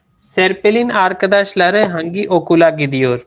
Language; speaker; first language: Turkish; non-native, fluent; Urdu